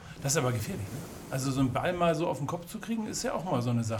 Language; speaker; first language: German; native; German